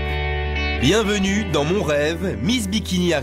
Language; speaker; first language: French; native; French